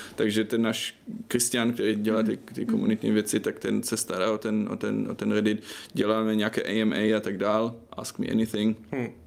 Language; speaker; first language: Czech; non-native, fluent; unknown